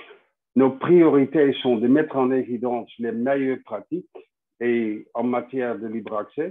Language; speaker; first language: French; non-native, fluent; Dutch